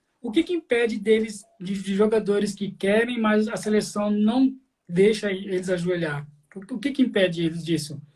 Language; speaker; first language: Portuguese; native; Portuguese